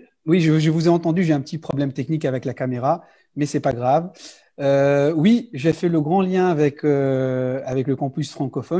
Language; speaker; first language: French; early bilingual, heritage; French